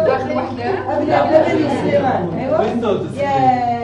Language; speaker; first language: Arabic; native; Arabic